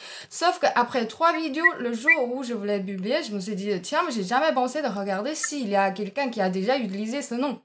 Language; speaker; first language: French; non-native, fluent; Chinese